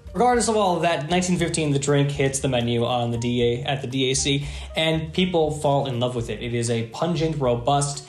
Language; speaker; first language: English; native; English